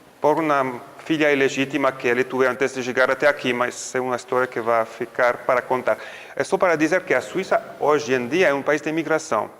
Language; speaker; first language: Portuguese; non-native, fluent; French